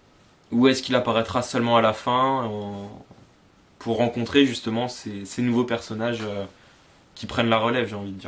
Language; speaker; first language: French; native; French